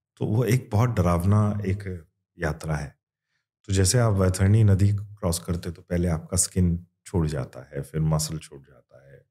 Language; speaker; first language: Hindi; non-native, local second language; Kannada